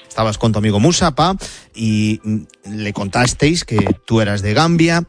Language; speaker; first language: Spanish; native; Spanish